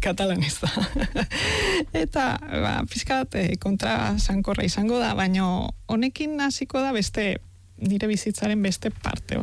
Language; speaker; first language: Basque; non-native, fluent; Catalan